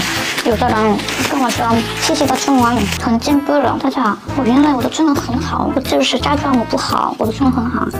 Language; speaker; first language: Chinese; non-native, learner; Korean